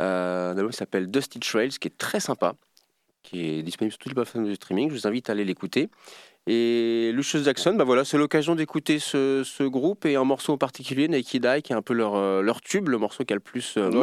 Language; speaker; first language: French; native; French